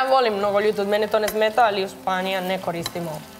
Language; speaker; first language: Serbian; non-native, learner; Spanish